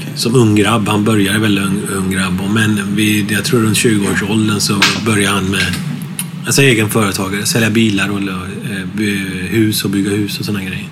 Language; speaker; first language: Swedish; early bilingual, other home language; Arabic